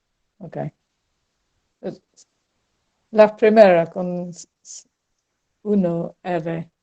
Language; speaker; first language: Spanish; non-native, learner; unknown